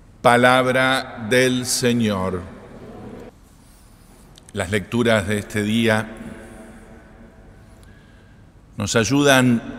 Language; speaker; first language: Spanish; native; Spanish